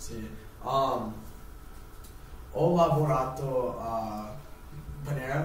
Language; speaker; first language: Italian; non-native, learner; English